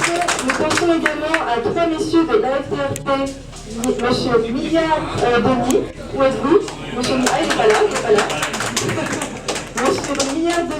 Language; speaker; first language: French; native; French